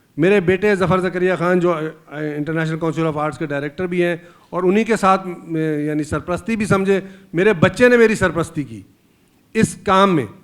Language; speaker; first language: Urdu; native; Urdu